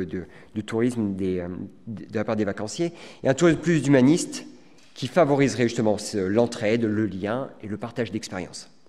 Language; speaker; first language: French; native; French